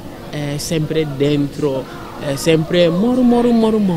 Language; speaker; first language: Italian; non-native, learner; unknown